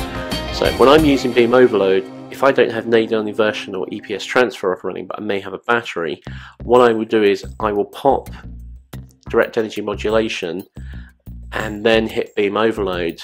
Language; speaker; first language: English; native; English